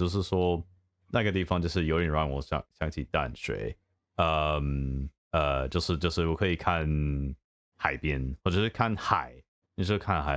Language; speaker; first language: Chinese; non-native, fluent; English